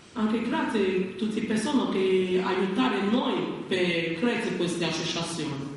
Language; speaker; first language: Italian; non-native, learner; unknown